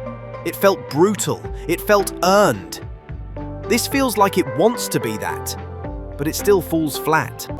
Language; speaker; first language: English; native; English